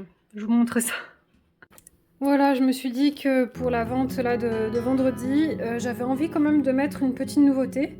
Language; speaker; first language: French; native; French